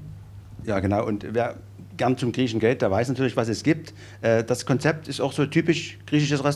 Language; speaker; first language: German; native; German